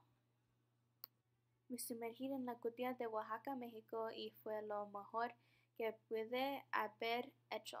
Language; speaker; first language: Spanish; non-native, learner; English